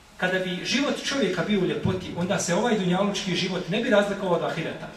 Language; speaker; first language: Bosnian; native; Bosnian